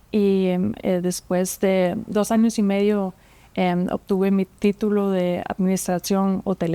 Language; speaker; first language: Spanish; non-native, fluent; German